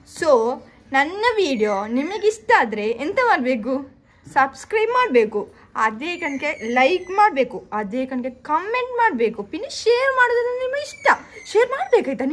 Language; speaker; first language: Kannada; non-native, local second language; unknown